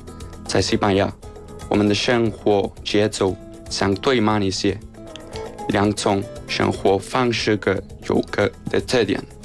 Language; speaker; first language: Chinese; non-native, fluent; Spanish